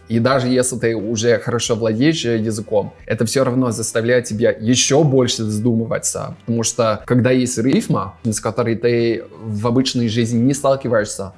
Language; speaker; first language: Russian; native; Russian